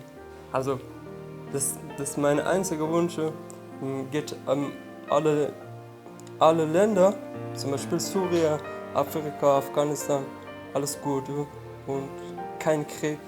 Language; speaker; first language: German; non-native, learner; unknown